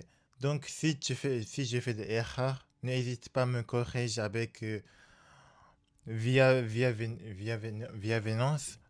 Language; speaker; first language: French; non-native, learner; Japanese